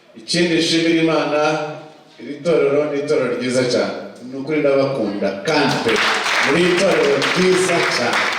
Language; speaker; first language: Kinyarwanda; early bilingual, heritage; Kinyarwanda